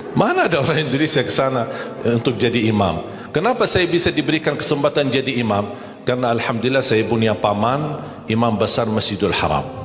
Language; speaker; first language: Malay; non-native, fluent; Arabic